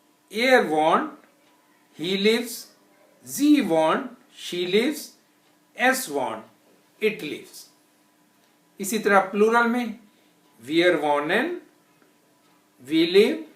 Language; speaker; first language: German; non-native, fluent; Hindi